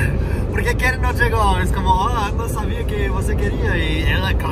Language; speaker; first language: Portuguese; non-native, learner; English